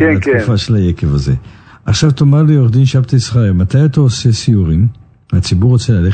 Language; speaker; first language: Hebrew; native; Hebrew